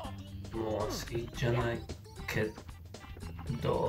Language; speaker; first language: Japanese; non-native, learner; English